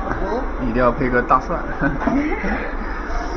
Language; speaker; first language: Chinese; native; Chinese